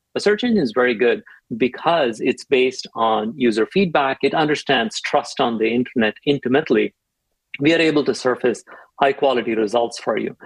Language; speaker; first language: English; non-native, local second language; Tamil